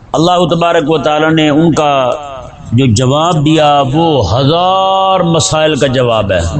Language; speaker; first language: Urdu; native; Urdu